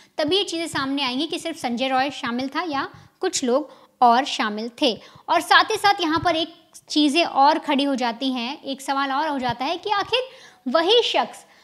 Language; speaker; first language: Hindi; native; Hindi